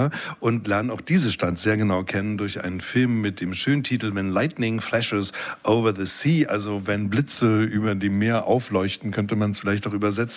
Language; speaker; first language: German; native; German